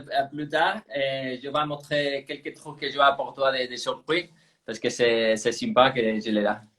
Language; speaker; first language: French; non-native, fluent; Spanish